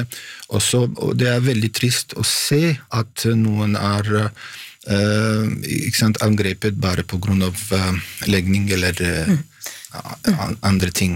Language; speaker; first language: Norwegian; non-native, fluent; Bosnian